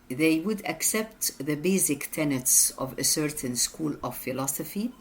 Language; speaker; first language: English; non-native, fluent; Arabic